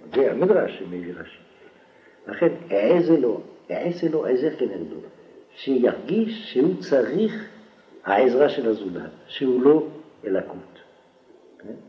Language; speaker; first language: Hebrew; non-native, fluent; French